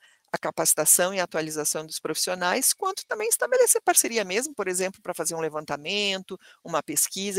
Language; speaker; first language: Portuguese; native; Portuguese